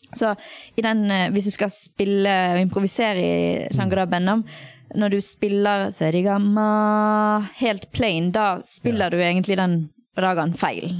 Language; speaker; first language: Norwegian; early bilingual, other home language; Tamil